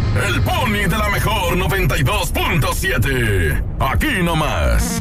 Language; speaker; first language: Spanish; native; Spanish